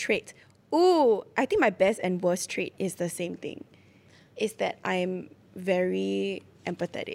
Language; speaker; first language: English; native; English